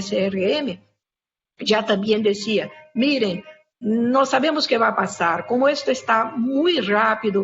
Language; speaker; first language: Spanish; non-native, fluent; Portuguese